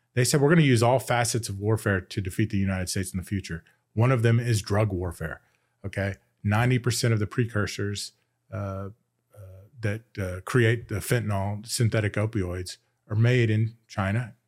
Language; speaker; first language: English; native; English